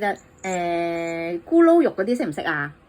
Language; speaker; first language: Cantonese; native; Cantonese